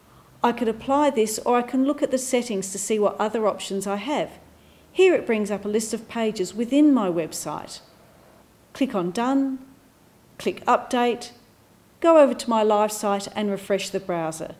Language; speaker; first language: English; native; English